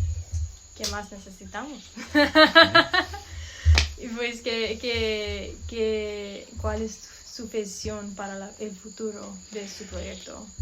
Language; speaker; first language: Spanish; non-native, learner; English